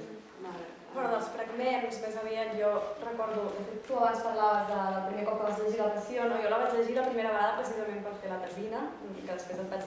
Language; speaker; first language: Catalan; native; Catalan